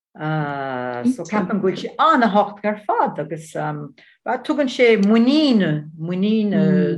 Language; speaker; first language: Irish; non-native, learner; Dutch